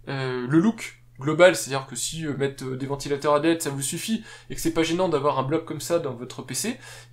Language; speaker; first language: French; native; French